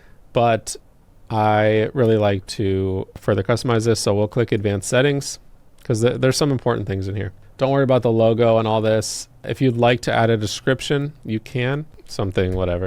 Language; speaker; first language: English; native; English